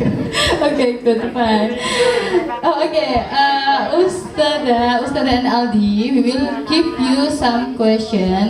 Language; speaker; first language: English; non-native, fluent; Indonesian